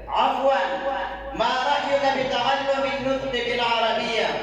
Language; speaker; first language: Arabic; non-native, fluent; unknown